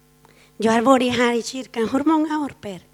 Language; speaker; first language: Swedish; non-native, fluent; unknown